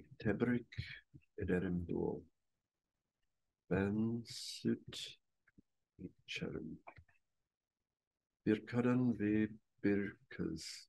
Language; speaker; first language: Turkish; non-native, learner; English